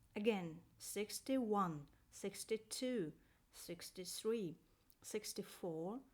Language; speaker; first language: English; non-native, fluent; Azerbaijani